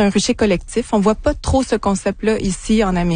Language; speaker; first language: French; native; French